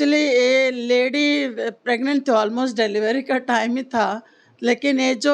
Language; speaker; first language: Hindi; non-native, local second language; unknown